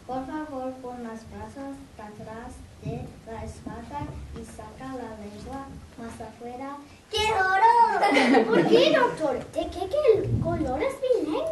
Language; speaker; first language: Spanish; non-native, learner; English